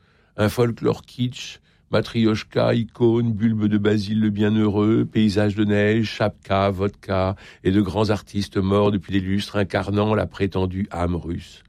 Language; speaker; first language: French; native; French